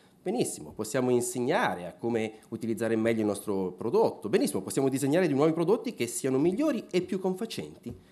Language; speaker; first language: Italian; native; Italian